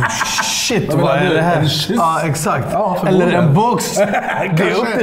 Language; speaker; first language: Swedish; native; Swedish